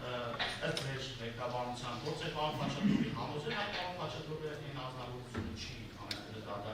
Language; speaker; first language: Armenian; native; Armenian